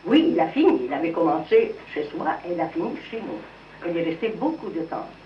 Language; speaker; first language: French; non-native, fluent; Italian